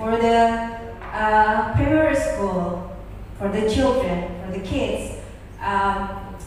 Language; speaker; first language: English; non-native, fluent; Indonesian